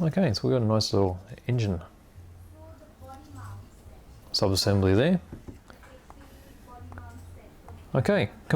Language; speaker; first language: English; native; English